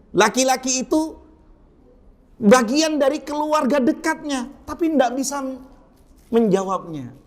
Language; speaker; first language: Indonesian; native; Indonesian